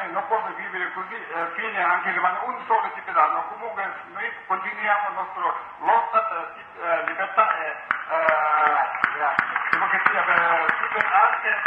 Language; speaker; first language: Italian; non-native, learner; Tibetan